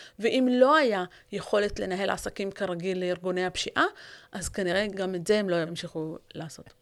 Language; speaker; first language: Hebrew; non-native, local second language; Arabic